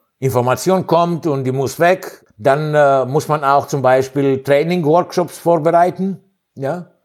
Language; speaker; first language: German; non-native, fluent; Greek